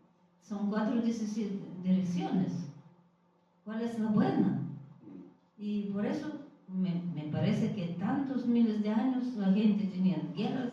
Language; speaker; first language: Spanish; non-native, fluent; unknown